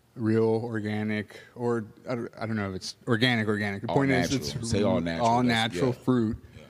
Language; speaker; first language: English; native; English